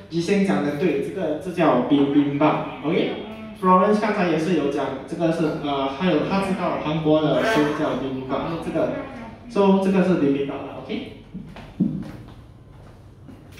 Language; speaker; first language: Chinese; non-native, local second language; English